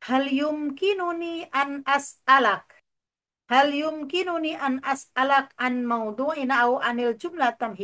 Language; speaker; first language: Arabic; non-native, fluent; Indonesian